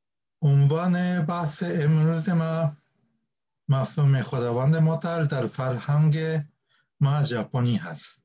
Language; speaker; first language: Persian; non-native, fluent; Japanese